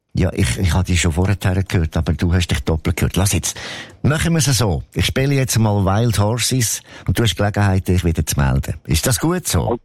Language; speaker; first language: German; native; German